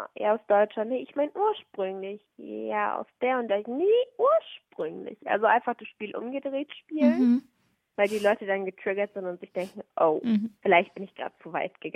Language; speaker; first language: German; early bilingual, other home language; Somali